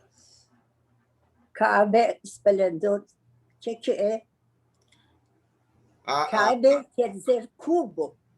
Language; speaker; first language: Portuguese; non-native, learner; Persian